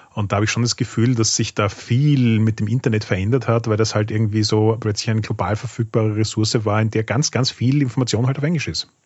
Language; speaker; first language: German; native; German